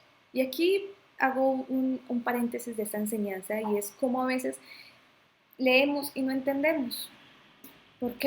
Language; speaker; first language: Spanish; native; Spanish